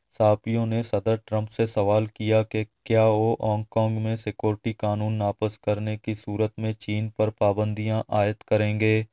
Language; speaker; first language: Urdu; non-native, local second language; Baluchi